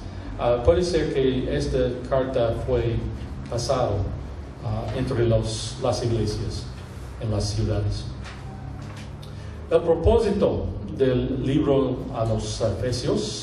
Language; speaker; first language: Spanish; non-native, fluent; English